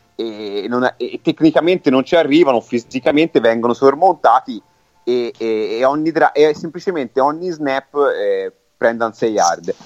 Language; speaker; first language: Italian; native; Italian